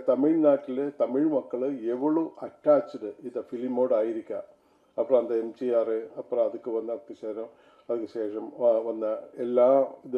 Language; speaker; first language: Tamil; non-native, learner; Malayalam